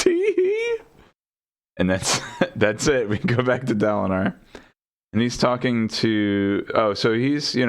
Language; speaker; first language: English; native; English